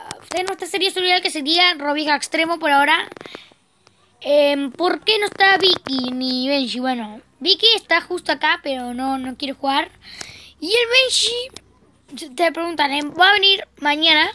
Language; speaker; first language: Spanish; native; Spanish